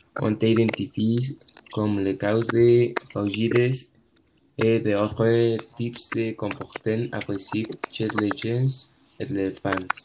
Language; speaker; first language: French; non-native, learner; Spanish